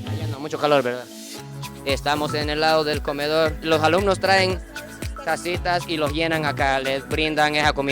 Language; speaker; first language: Spanish; non-native, fluent; Japanese